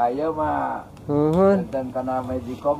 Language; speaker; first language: Indonesian; non-native, local second language; Sundanese